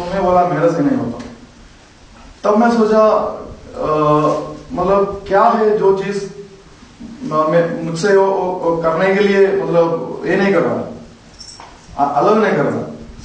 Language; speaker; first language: Hindi; non-native, local second language; Malayalam